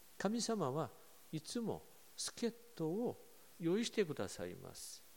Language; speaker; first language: Japanese; non-native, fluent; Korean